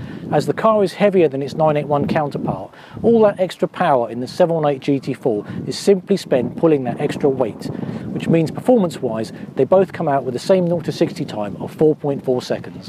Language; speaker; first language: English; native; English